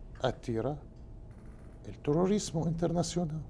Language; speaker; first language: Portuguese; non-native, learner; Arabic